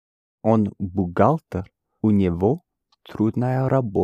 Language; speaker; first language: Russian; non-native, learner; English